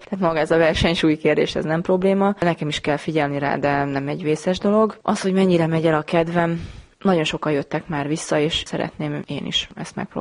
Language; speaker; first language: Hungarian; native; Hungarian